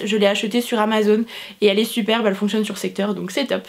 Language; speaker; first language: French; native; French